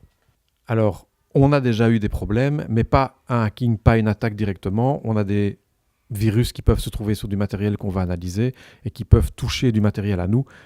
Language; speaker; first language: French; native; French